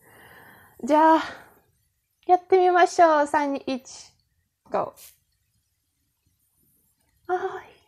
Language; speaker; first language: Japanese; non-native, learner; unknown